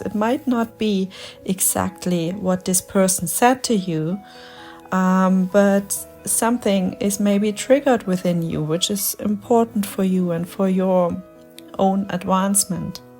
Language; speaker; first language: English; non-native, fluent; German